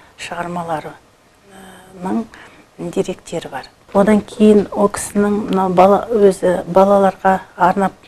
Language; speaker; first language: Kazakh; native; Kazakh